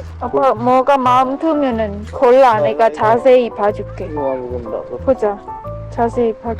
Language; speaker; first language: Korean; non-native, learner; Khmer